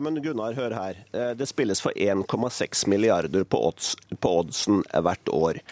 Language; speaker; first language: Norwegian; native; Norwegian